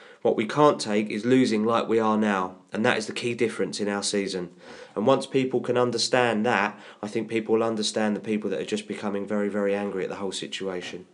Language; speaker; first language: English; native; English